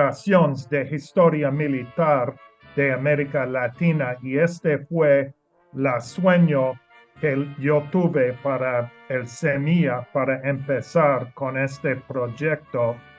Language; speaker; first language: Spanish; non-native, learner; English